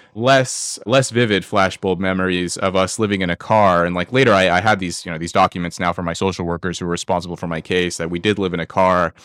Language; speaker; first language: English; native; English